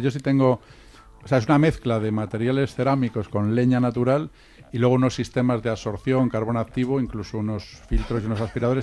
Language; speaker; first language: Spanish; native; Spanish